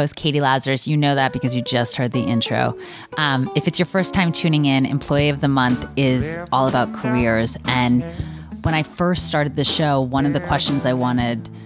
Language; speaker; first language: English; native; English